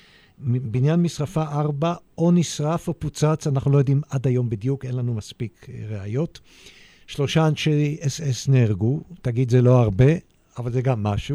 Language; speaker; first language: Hebrew; native; Hebrew